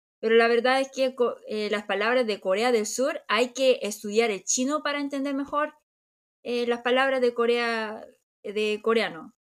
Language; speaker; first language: Spanish; non-native, fluent; Korean